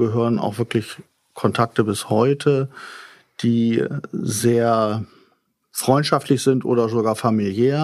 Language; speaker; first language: German; native; German